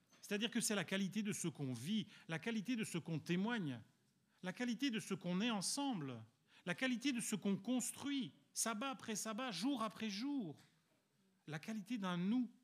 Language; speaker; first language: French; early bilingual, other home language; Italian